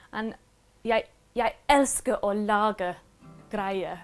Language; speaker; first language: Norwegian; non-native, learner; English